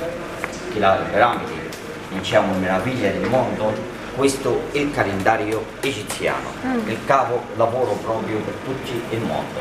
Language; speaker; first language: Italian; non-native, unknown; Arabic